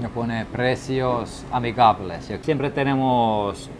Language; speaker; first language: Spanish; non-native, learner; Finnish